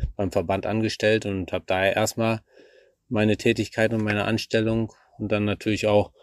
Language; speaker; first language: German; native; German